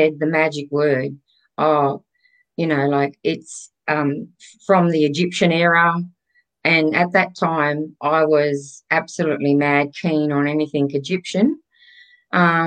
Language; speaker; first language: English; native; English